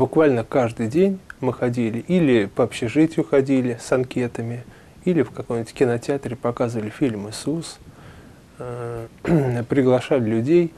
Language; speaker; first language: Russian; native; Russian